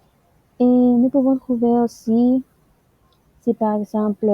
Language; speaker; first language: French; non-native, learner; Spanish